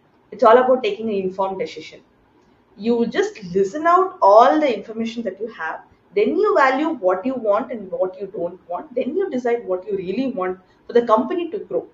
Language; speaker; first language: English; non-native, local second language; Tamil